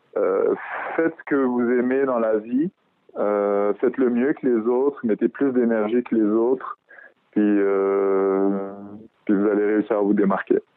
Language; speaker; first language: French; early bilingual, other home language; Arabic